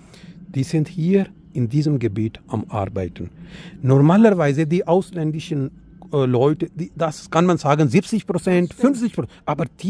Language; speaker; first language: German; non-native, learner; Urdu